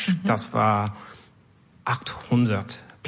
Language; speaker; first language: German; non-native, learner; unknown